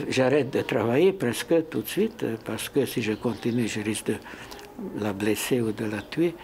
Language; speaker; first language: French; non-native, fluent; Hungarian